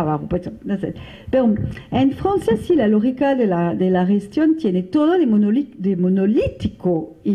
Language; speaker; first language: Spanish; non-native, fluent; French